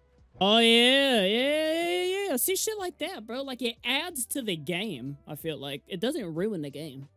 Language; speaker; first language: English; native; English